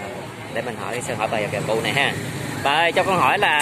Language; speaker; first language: Vietnamese; native; Vietnamese